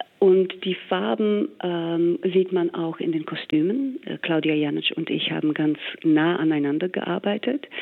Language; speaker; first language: German; non-native, fluent; English